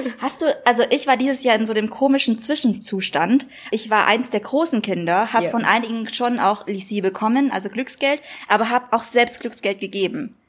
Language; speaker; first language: German; early bilingual, other home language; Vietnamese